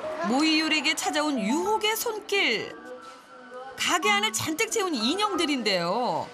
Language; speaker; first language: Korean; native; Korean